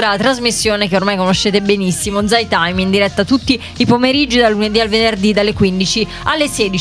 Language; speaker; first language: Italian; native; Italian